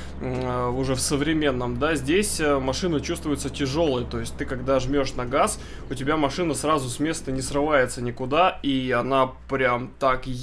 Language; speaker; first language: Russian; native; Russian